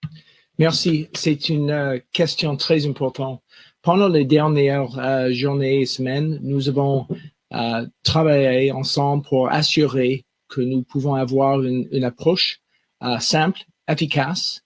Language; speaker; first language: French; non-native, local second language; English